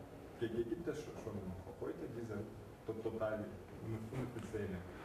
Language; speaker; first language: German; non-native, learner; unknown